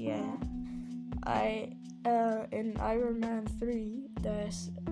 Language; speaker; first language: English; non-native, fluent; German